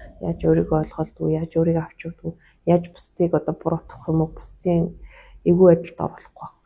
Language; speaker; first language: Mongolian; non-native, local second language; Kazakh